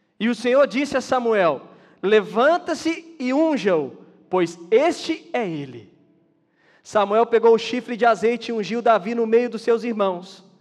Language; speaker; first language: Portuguese; native; Portuguese